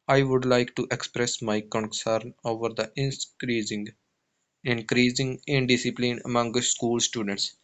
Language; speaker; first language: English; non-native, local second language; Punjabi